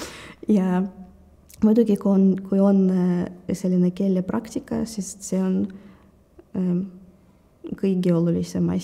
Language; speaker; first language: Estonian; non-native, local second language; Russian